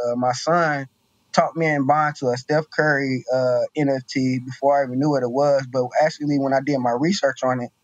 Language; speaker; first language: English; native; English